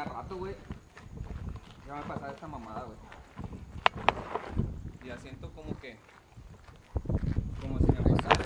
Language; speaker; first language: Spanish; native; Spanish